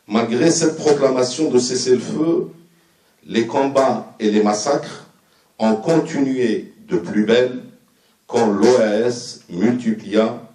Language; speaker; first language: French; non-native, local second language; Arabic